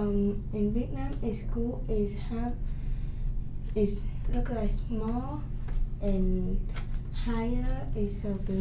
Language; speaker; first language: English; non-native, learner; Vietnamese